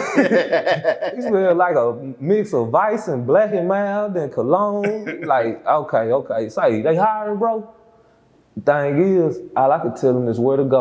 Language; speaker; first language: English; native; English